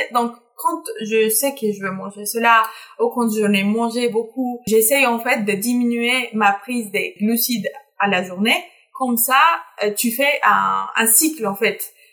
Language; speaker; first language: French; non-native, fluent; Spanish